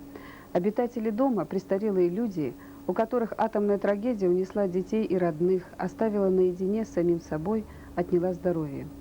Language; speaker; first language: Russian; native; Russian